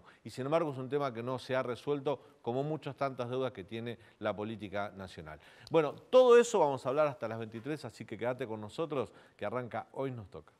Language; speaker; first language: Spanish; native; Spanish